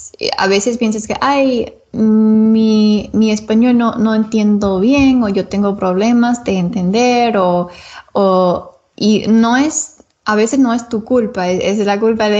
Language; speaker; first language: Spanish; non-native, learner; English